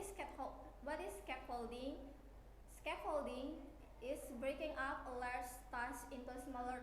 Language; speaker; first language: English; non-native, learner; Indonesian